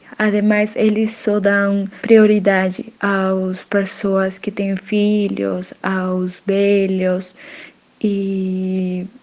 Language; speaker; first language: Portuguese; non-native, learner; Spanish